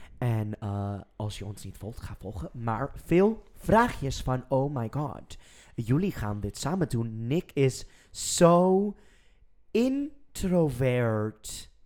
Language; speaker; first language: Dutch; non-native, fluent; English